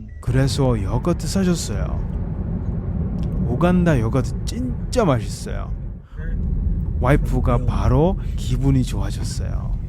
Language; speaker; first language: Korean; non-native, fluent; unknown